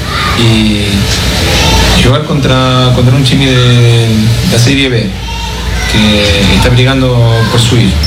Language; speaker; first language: Portuguese; non-native, fluent; Spanish